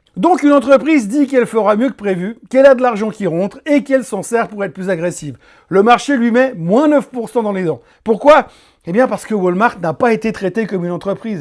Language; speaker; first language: French; native; French